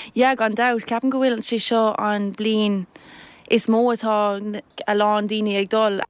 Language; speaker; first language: Irish; non-native, local second language; English